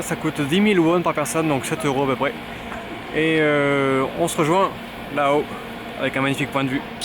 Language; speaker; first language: French; native; French